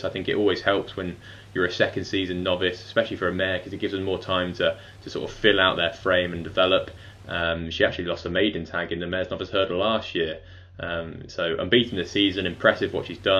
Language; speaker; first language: English; native; English